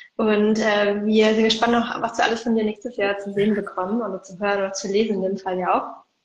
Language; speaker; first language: German; native; German